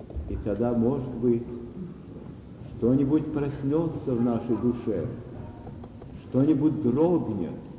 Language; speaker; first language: Russian; native; Russian